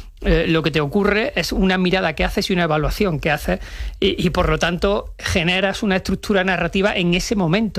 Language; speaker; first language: Spanish; native; Spanish